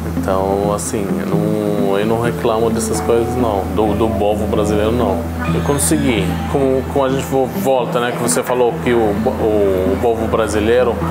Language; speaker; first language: Portuguese; non-native, learner; Arabic